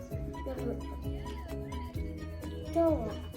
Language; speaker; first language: Japanese; non-native, learner; Filipino